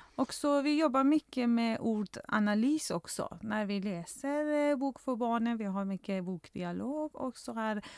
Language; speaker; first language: Swedish; non-native, fluent; Persian